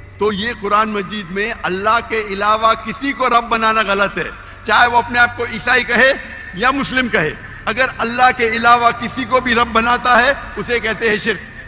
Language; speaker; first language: Urdu; non-native, local second language; Konkani